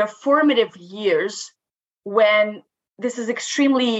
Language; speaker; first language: English; non-native, fluent; Romanian